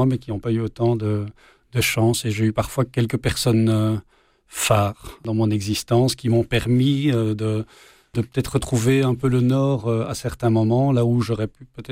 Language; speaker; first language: French; native; French